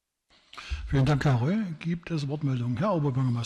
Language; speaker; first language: German; native; German